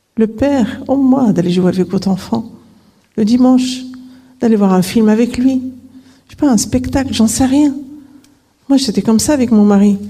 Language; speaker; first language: French; non-native, local second language; Arabic